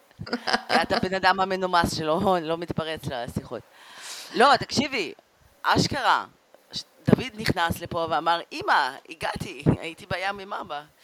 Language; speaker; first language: Hebrew; native; Hebrew